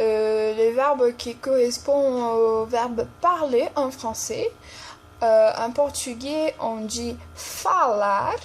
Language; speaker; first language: French; non-native, fluent; Portuguese